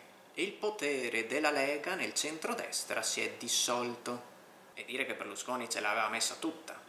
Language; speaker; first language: Italian; native; Italian